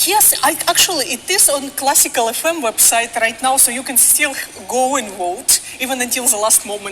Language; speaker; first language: English; non-native, fluent; Russian